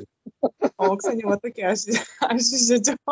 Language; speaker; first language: Korean; non-native, learner; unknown